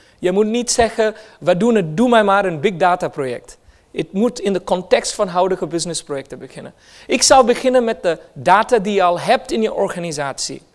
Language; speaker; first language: Dutch; non-native, fluent; Hindi